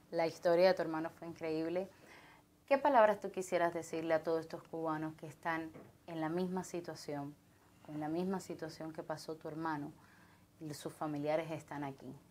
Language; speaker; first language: Spanish; native; Spanish